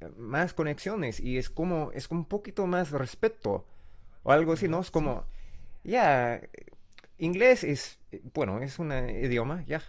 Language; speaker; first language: Spanish; non-native, learner; English